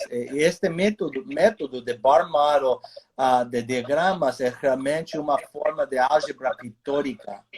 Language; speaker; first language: Portuguese; non-native, fluent; English